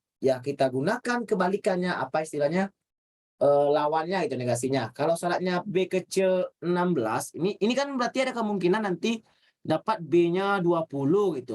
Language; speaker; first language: Indonesian; native; Indonesian